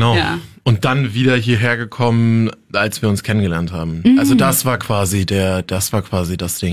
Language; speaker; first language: German; native; German